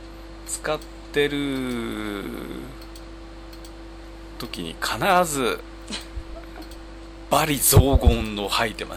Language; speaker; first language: Japanese; native; Japanese